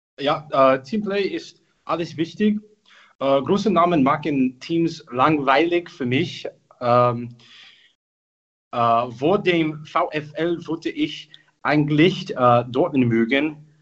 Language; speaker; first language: German; non-native, learner; English